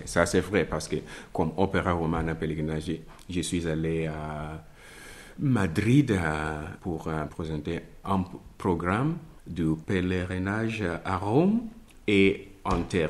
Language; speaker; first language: French; non-native, fluent; Italian